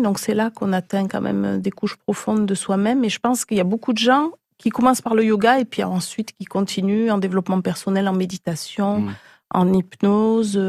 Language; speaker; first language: French; native; French